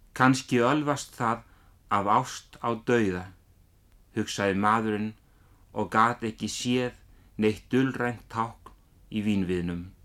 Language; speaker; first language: Icelandic; native; Icelandic